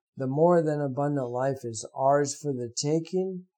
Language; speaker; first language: English; native; English